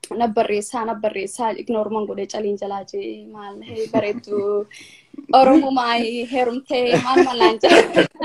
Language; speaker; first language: Oromo; early bilingual, heritage; Oromo